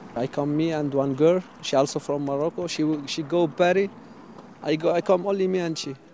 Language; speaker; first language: English; non-native, fluent; Arabic